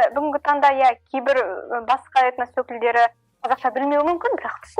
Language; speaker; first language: Kazakh; non-native, local second language; Russian